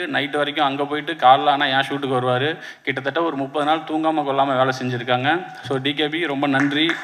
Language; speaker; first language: Tamil; native; Tamil